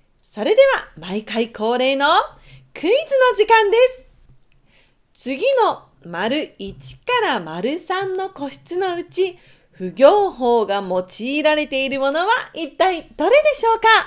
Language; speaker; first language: Japanese; native; Japanese